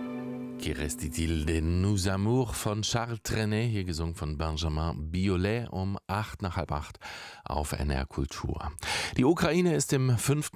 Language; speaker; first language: German; native; German